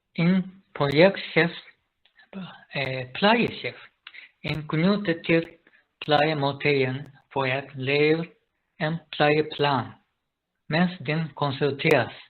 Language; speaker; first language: Danish; non-native, learner; Japanese